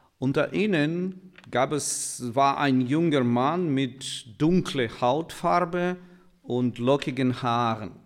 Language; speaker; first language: German; non-native, fluent; Russian